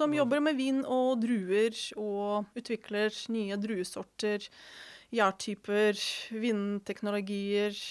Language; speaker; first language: Norwegian; non-native, fluent; Ukrainian